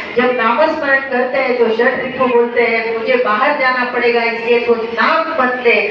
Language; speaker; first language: Hindi; non-native, local second language; Marathi